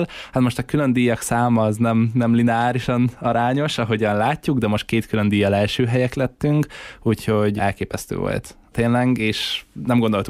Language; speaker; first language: Hungarian; native; Hungarian